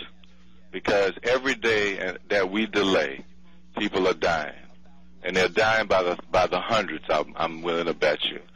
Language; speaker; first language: English; native; English